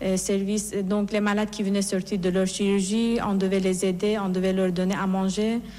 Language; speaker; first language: French; non-native, fluent; Persian